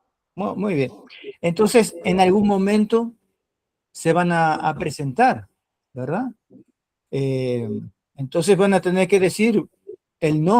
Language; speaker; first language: Spanish; non-native, fluent; Portuguese